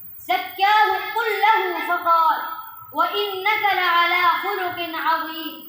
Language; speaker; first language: Arabic; non-native, learner; Urdu